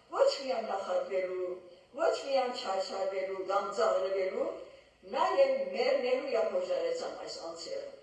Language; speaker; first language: Armenian; early bilingual, heritage; Armenian